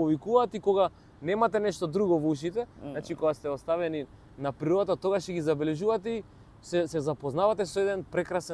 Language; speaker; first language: Macedonian; native; Macedonian